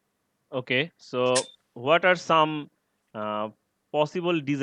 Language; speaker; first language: English; non-native, learner; Bangla